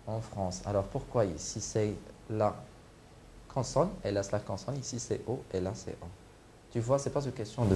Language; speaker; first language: French; non-native, local second language; Arabic